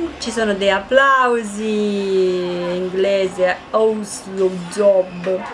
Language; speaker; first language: Italian; non-native, fluent; Romanian